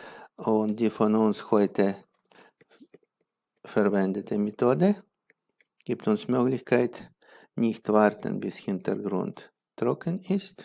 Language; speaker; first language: German; non-native, fluent; Russian